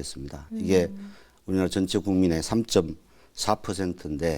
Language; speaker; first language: Korean; native; Korean